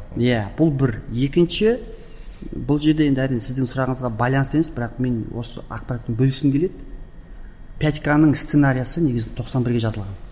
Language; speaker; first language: Kazakh; early bilingual, heritage; Kazakh